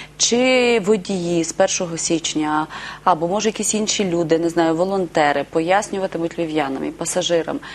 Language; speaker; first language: Ukrainian; native; Ukrainian